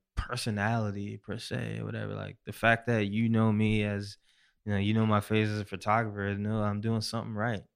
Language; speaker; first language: English; native; English